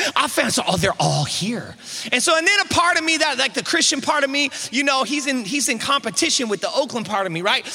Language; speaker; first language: English; native; English